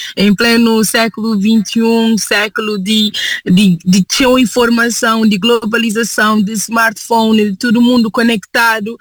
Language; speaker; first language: Portuguese; non-native, local second language; Kabuverdianu